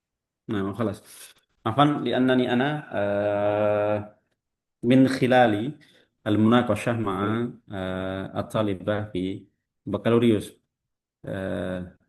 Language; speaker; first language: Arabic; non-native, fluent; Indonesian